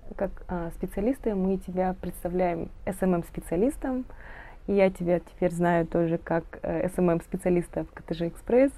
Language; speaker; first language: Russian; non-native, local second language; Kazakh